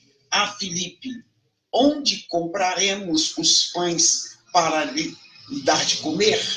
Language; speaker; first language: Portuguese; native; Portuguese